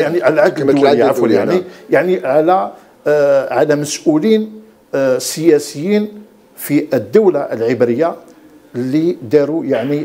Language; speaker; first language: Arabic; native; Arabic